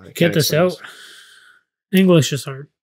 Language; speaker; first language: English; native; English